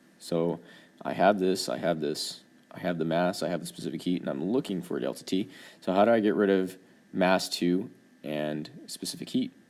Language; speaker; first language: English; native; English